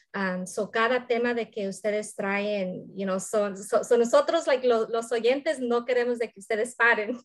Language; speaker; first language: Spanish; early bilingual, heritage; Spanish